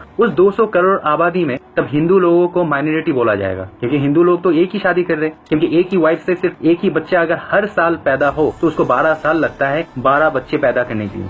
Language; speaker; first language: Hindi; non-native, fluent; Bangla